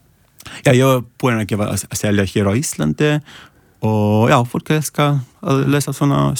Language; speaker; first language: Icelandic; non-native, learner; Italian